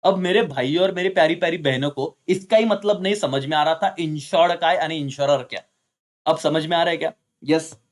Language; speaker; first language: Hindi; non-native, local second language; Marathi